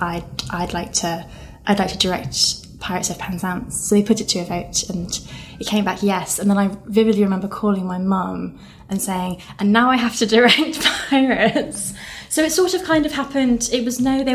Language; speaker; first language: English; native; English